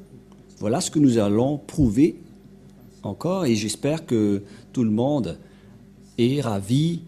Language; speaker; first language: French; non-native, local second language; Malagasy